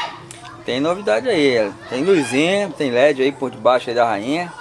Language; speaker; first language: Portuguese; native; Portuguese